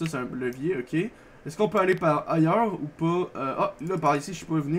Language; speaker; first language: French; native; French